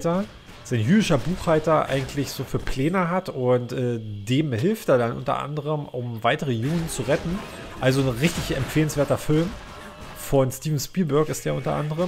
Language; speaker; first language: German; native; German